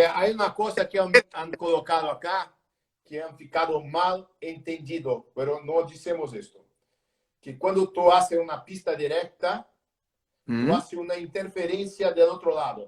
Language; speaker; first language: Spanish; non-native, learner; Portuguese